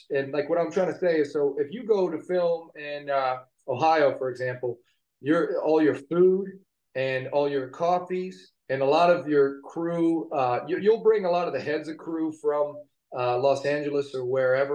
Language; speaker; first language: English; native; English